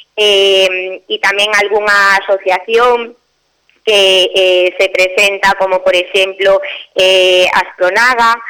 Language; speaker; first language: Galician; non-native, local second language; Spanish